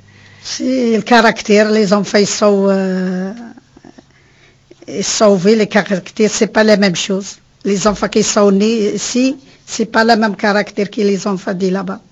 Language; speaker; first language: French; non-native, learner; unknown